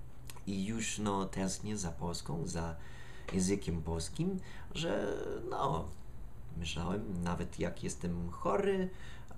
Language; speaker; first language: Polish; non-native, learner; English